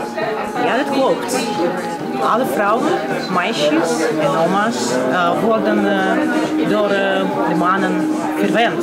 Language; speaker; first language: Dutch; non-native, fluent; Russian